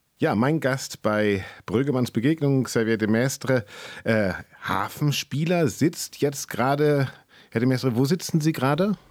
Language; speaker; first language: German; native; German